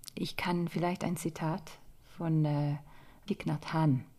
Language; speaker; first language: German; non-native, fluent; English